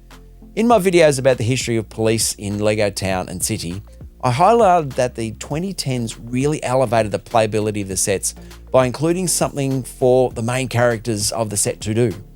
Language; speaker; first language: English; native; English